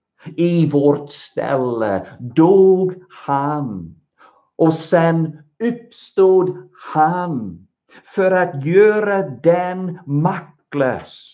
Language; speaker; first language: Swedish; non-native, fluent; English